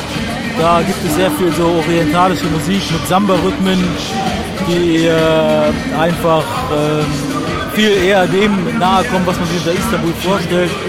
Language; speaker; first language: German; native; German